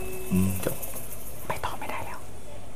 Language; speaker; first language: Thai; native; Thai